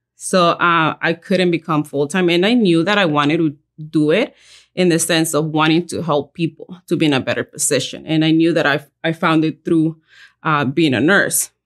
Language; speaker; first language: English; early bilingual, other home language; Spanish